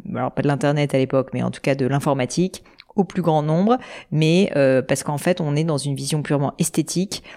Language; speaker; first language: French; native; French